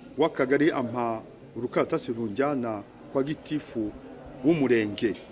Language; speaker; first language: Kinyarwanda; early bilingual, heritage; Kinyarwanda